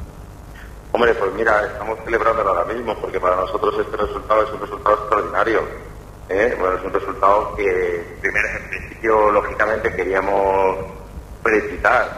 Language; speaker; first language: Spanish; native; Spanish